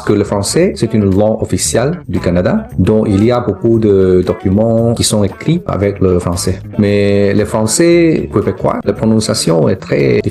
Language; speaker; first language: French; non-native, learner; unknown